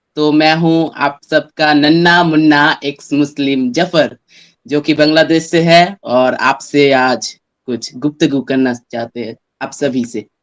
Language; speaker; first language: Hindi; non-native, fluent; Bangla